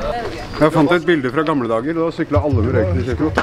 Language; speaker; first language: Norwegian; native; Norwegian